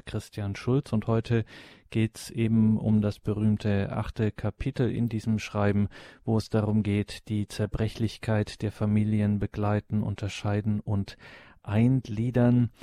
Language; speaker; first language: German; native; German